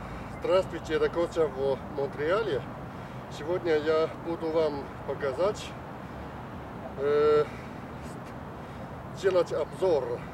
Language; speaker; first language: Russian; non-native, learner; Chinese